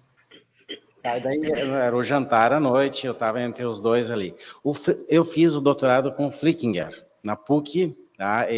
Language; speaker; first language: Portuguese; native; Portuguese